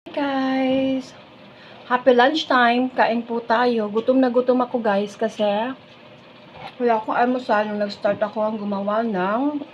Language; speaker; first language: Filipino; non-native, local second language; Bikol